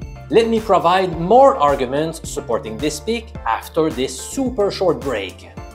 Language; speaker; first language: English; non-native, fluent; French